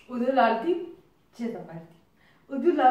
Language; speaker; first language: Turkish; non-native, learner; Azerbaijani